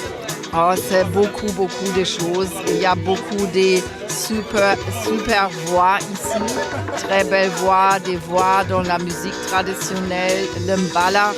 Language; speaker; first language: French; non-native, fluent; German